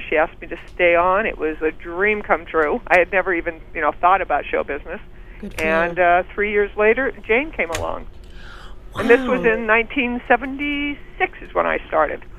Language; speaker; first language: English; native; English